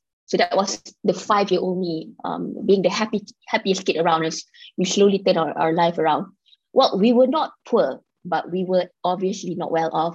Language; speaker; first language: English; non-native, local second language; Malay